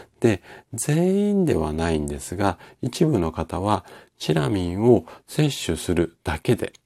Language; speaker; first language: Japanese; native; Japanese